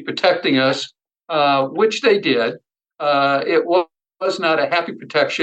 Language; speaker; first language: English; native; English